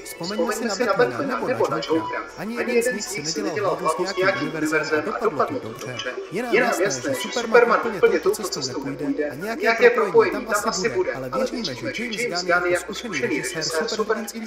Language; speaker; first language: Czech; native; Czech